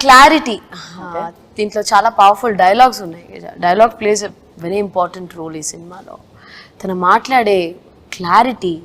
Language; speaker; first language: Telugu; non-native, local second language; Tamil